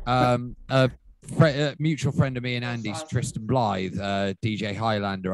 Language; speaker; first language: English; native; English